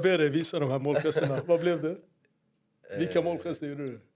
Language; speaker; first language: Swedish; native; Swedish